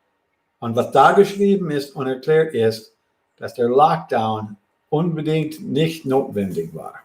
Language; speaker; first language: German; non-native, fluent; English